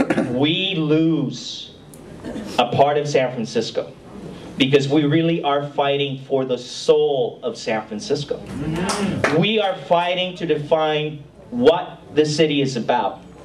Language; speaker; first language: English; early bilingual, other home language; Spanish